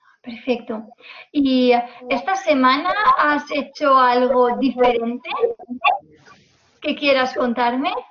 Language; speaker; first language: Spanish; native; Spanish